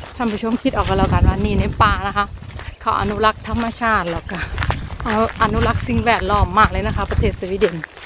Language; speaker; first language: Thai; native; Thai